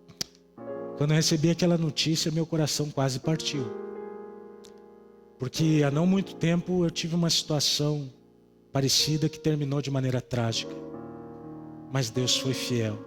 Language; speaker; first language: Portuguese; native; Portuguese